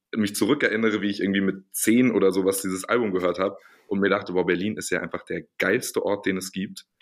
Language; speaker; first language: German; native; German